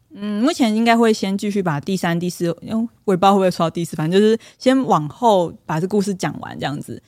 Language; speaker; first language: Chinese; native; Chinese